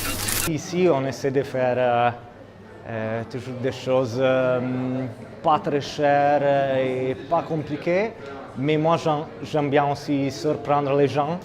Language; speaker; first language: French; non-native, fluent; Italian